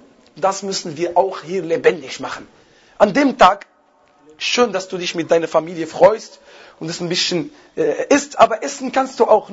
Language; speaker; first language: German; non-native, fluent; Arabic